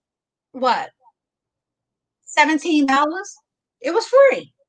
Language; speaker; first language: English; native; English